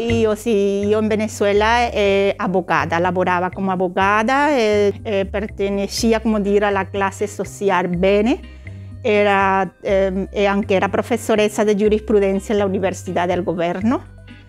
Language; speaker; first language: Italian; non-native, learner; Spanish